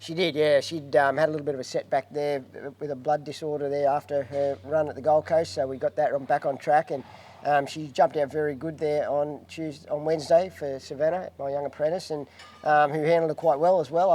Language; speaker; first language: English; native; English